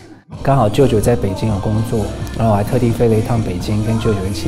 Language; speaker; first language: Chinese; native; Chinese